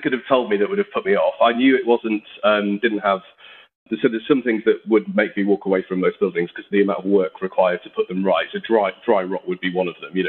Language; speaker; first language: English; native; English